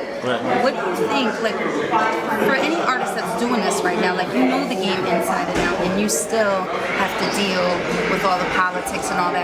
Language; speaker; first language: English; native; English